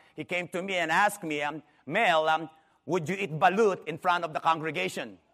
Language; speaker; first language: English; non-native, local second language; Filipino